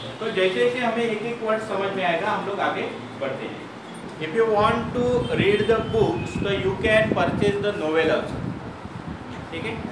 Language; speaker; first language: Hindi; non-native, local second language; Marathi